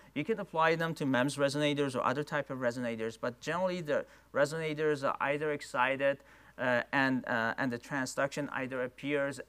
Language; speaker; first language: English; non-native, fluent; Persian